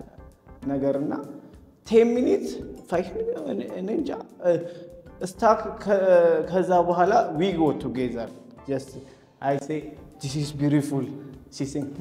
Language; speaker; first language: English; non-native, learner; Amharic